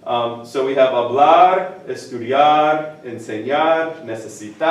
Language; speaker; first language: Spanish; non-native, fluent; English